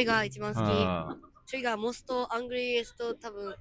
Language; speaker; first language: Japanese; native; Japanese